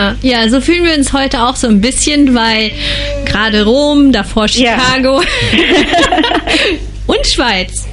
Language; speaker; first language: German; native; German